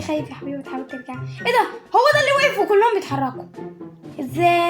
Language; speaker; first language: Arabic; native; Arabic